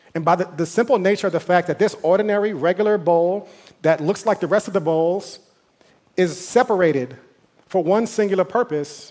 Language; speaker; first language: English; native; English